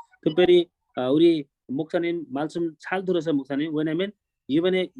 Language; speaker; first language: Korean; non-native, learner; Nepali